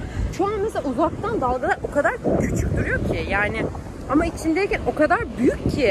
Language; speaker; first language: Turkish; native; Turkish